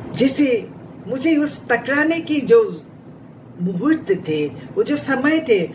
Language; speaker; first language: Hindi; non-native, local second language; Assamese